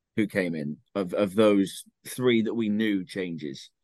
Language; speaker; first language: English; native; English